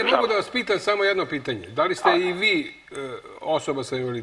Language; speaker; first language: Croatian; native; Croatian